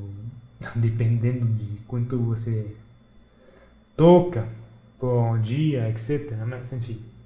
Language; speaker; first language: Portuguese; non-native, fluent; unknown